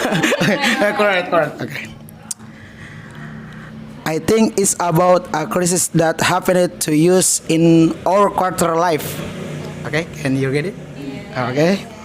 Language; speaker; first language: English; non-native, learner; Indonesian